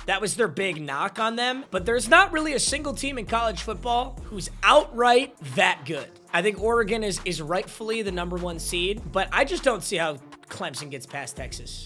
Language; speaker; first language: English; native; English